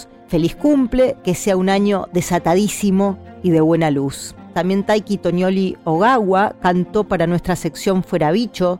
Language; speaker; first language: Spanish; native; Spanish